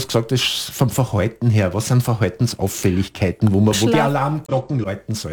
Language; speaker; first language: German; native; German